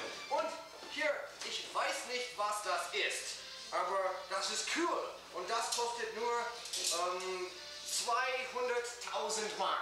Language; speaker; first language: German; non-native, learner; English